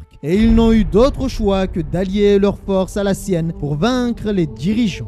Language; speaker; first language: French; native; French